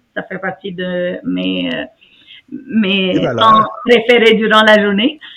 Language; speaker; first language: French; non-native, fluent; Arabic